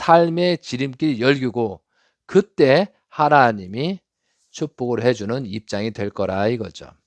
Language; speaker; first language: Korean; native; Korean